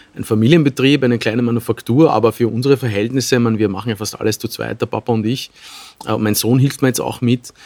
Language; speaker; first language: German; native; German